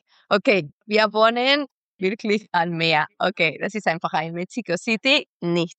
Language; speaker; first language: German; non-native, fluent; Spanish